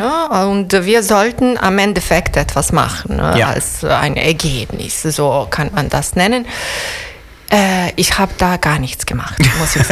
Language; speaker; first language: German; non-native, fluent; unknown